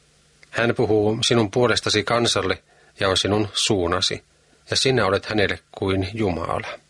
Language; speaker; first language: Finnish; native; Finnish